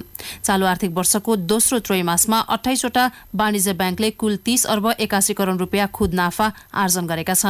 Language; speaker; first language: Nepali; native; Nepali